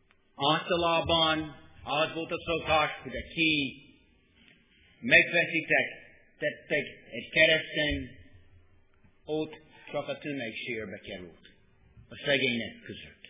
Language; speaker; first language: Hungarian; non-native, learner; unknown